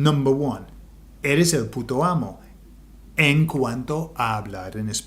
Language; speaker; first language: Spanish; non-native, fluent; English